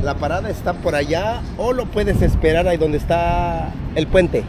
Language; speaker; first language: Spanish; native; Spanish